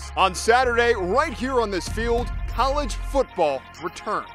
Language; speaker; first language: English; native; English